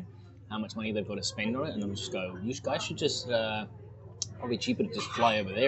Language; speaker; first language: English; non-native, local second language; Afrikaans